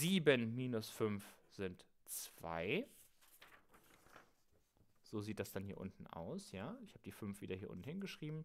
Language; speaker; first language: German; native; German